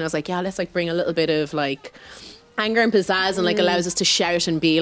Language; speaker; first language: English; native; English